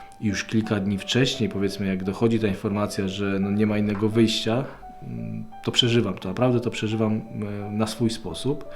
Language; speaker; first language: Polish; native; Polish